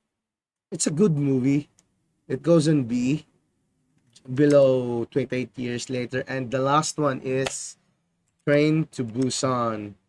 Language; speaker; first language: English; non-native, fluent; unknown